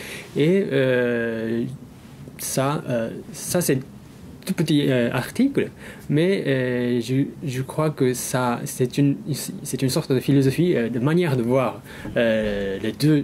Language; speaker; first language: French; non-native, fluent; Japanese